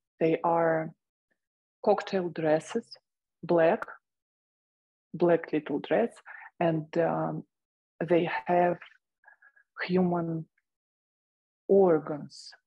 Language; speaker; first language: English; non-native, fluent; Russian